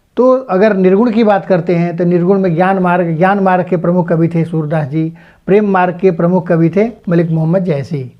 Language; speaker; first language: Hindi; native; Hindi